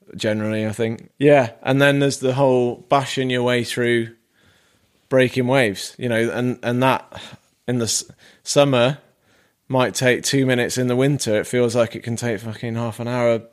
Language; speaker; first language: English; native; English